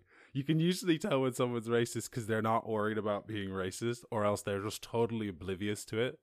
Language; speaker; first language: English; native; English